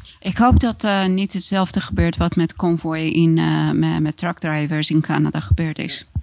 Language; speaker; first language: Dutch; non-native, fluent; Persian